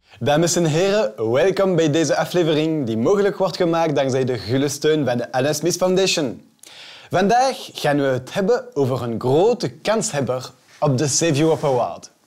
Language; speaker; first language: Dutch; non-native, local second language; French